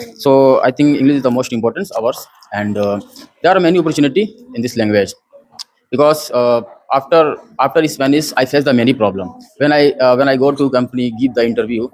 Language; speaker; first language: English; non-native, learner; Hindi